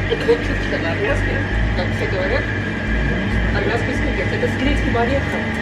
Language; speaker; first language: Russian; non-native, local second language; Armenian